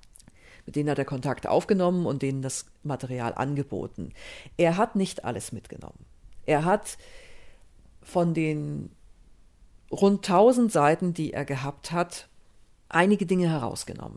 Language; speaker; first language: German; native; German